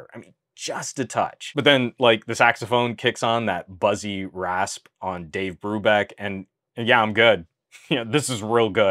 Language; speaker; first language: English; native; English